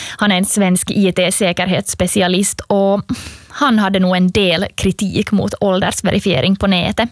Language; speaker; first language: Swedish; native; Swedish